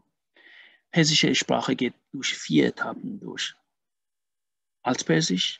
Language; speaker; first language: German; non-native, fluent; Persian